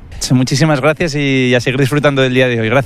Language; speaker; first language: Spanish; native; Spanish